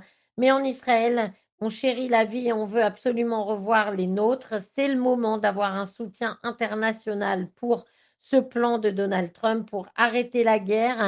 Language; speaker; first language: French; native; French